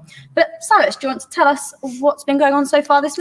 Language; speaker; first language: English; native; English